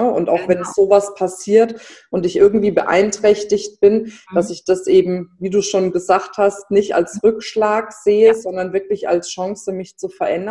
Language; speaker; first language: German; native; German